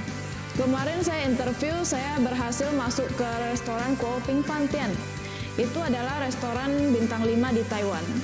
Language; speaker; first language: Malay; non-native, local second language; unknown